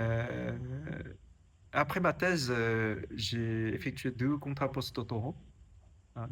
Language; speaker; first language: French; non-native, fluent; Chinese